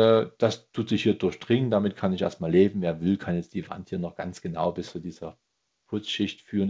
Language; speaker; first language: German; native; German